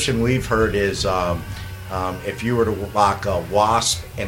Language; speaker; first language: English; native; English